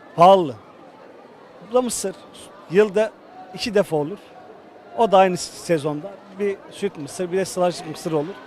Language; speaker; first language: Turkish; non-native, local second language; Kurdish